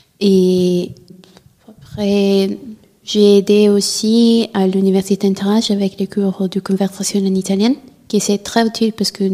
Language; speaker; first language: French; non-native, learner; Italian